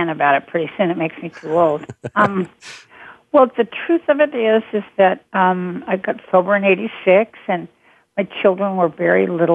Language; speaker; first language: English; native; English